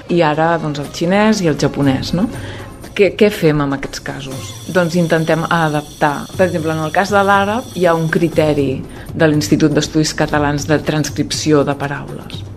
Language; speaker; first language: Catalan; native; Catalan